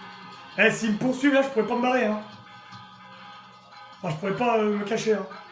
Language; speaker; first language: French; native; French